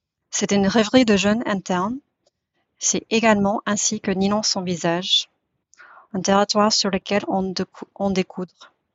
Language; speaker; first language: French; non-native, fluent; English